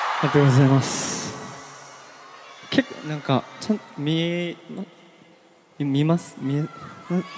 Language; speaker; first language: Japanese; non-native, learner; Korean